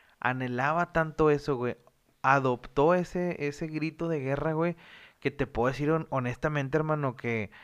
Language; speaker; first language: Spanish; native; Spanish